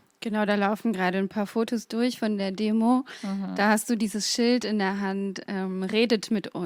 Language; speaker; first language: German; native; German